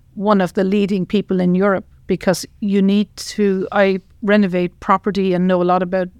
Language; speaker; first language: English; native; English